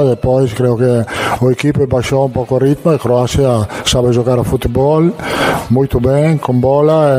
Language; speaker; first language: Portuguese; non-native, learner; Italian